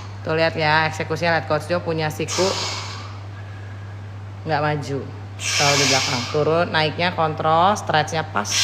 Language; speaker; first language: Indonesian; native; Indonesian